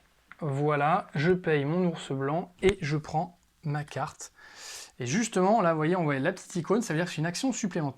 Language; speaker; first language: French; native; French